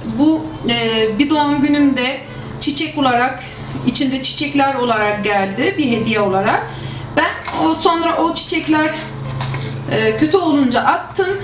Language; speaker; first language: Turkish; non-native, fluent; Arabic